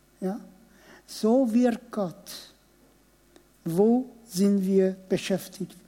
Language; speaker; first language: German; non-native, fluent; Persian